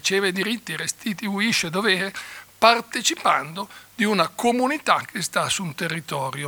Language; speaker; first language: Italian; native; Italian